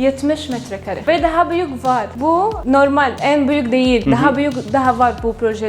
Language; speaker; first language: Turkish; non-native, learner; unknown